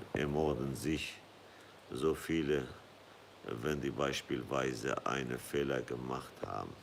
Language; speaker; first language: German; non-native, fluent; Kurdish